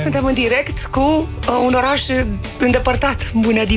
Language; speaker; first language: Romanian; native; Romanian